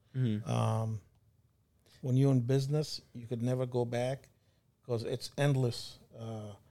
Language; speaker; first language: English; non-native, fluent; Arabic